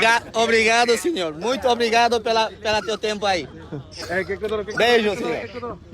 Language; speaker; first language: Portuguese; non-native, learner; Bangla